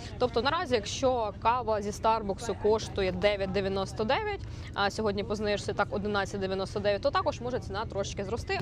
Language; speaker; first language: Ukrainian; native; Ukrainian